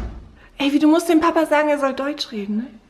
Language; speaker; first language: German; native; German